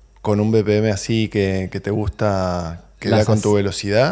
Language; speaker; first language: Spanish; native; Spanish